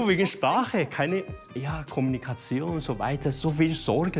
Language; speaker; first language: German; non-native, learner; Chinese